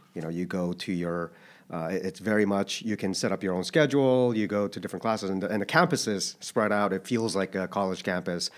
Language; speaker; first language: English; early bilingual, other home language; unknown